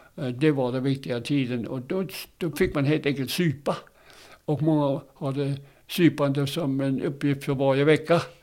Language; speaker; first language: Swedish; non-native, fluent; German